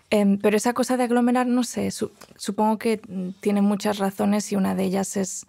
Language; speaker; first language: Spanish; non-native, local second language; Galician